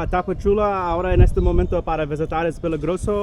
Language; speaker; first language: Spanish; non-native, learner; English